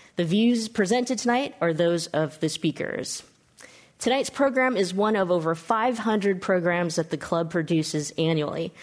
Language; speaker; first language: English; native; English